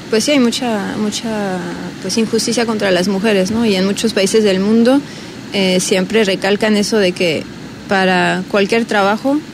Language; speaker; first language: Spanish; non-native, fluent; French